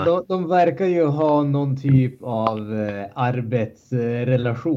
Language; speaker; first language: Swedish; native; Swedish